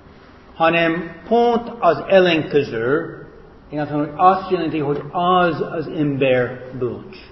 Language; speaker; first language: Hungarian; non-native, fluent; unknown